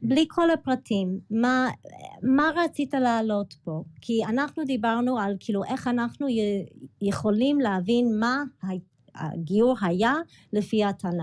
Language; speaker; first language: Hebrew; early bilingual, other home language; English